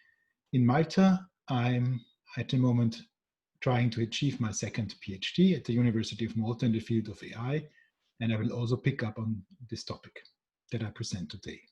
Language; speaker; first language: English; non-native, fluent; German